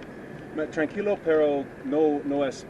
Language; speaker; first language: Spanish; non-native, learner; English